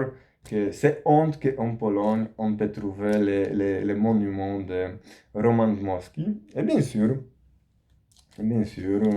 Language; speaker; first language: French; non-native, learner; Polish